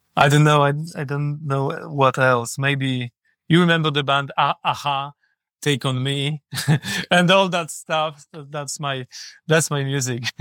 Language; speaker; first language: English; non-native, learner; Polish